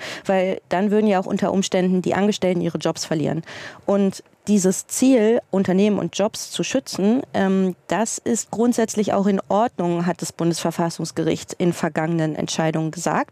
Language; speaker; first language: German; native; German